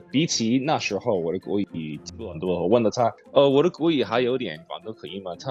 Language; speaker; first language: Chinese; non-native, learner; English